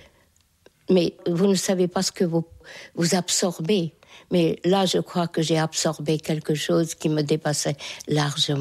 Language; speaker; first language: French; non-native, fluent; Hungarian